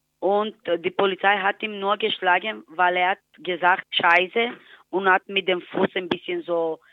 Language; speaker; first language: German; non-native, learner; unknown